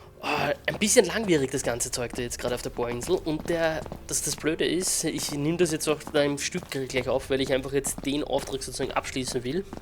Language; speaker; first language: German; native; German